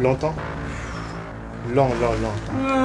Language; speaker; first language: French; non-native, learner; Spanish